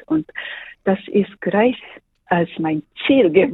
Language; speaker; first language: German; non-native, fluent; Japanese